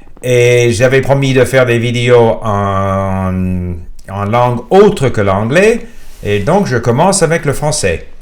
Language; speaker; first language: French; non-native, fluent; English